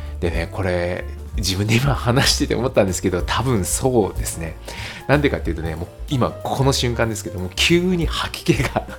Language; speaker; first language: Japanese; native; Japanese